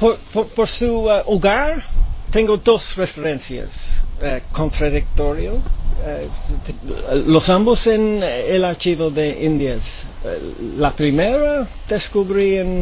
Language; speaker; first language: Spanish; non-native, learner; English